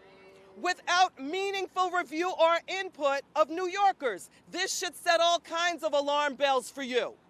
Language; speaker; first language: English; native; English